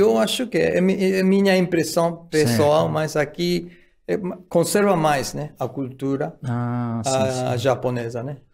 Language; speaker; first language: Portuguese; non-native, fluent; Japanese